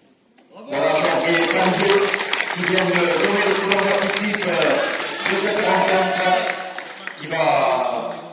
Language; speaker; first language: French; native; French